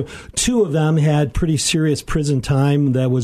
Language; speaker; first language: English; native; English